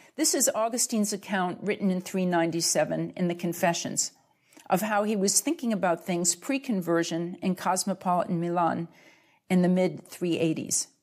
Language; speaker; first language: English; native; English